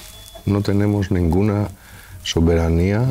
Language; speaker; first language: Spanish; non-native, fluent; Greek